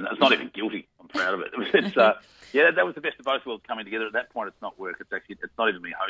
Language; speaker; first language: English; native; English